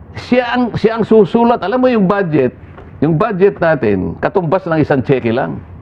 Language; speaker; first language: Filipino; native; Filipino